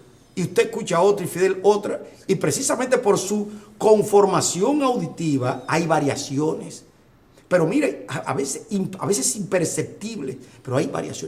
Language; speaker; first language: Spanish; native; Spanish